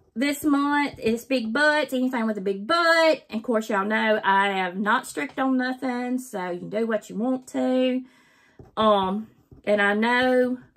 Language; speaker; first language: English; native; English